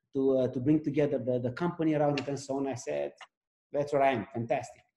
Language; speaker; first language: English; non-native, fluent; Romanian